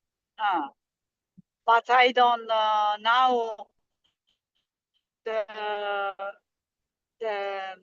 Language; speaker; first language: English; non-native, learner; Italian